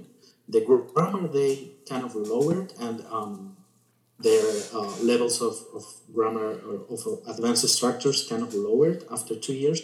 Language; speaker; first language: English; non-native, fluent; Spanish